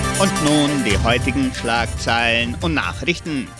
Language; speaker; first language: German; early bilingual, heritage; German